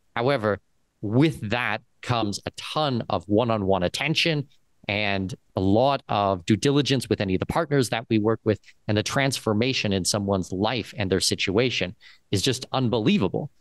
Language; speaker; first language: English; native; English